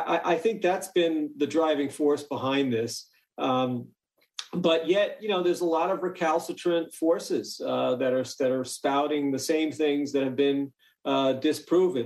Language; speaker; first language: English; native; English